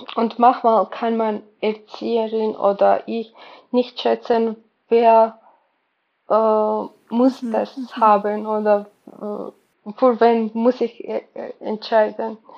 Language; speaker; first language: German; non-native, learner; Georgian